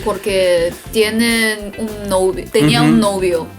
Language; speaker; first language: Spanish; non-native, fluent; Chinese